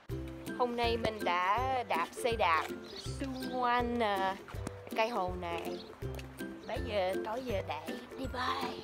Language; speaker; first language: Vietnamese; non-native, learner; English